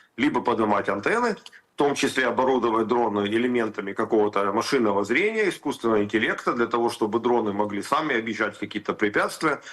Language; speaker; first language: Russian; native; Russian